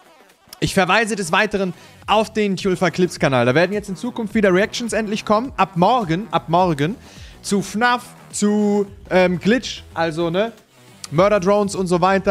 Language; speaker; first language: German; native; German